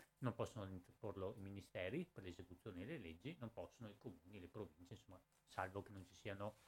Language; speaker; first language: Italian; native; Italian